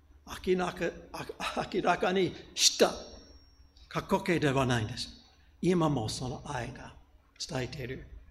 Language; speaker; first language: Japanese; non-native, fluent; English